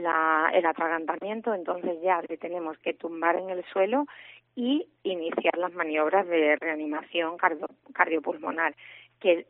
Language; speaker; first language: Spanish; native; Spanish